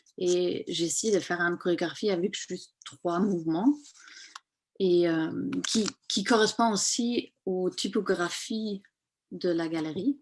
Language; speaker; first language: French; non-native, fluent; German